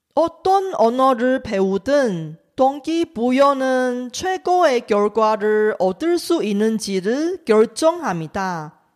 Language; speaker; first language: Korean; non-native, fluent; Chinese